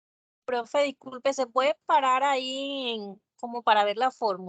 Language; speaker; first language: Spanish; native; Spanish